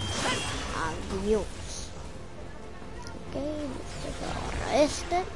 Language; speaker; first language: Spanish; early bilingual, heritage; English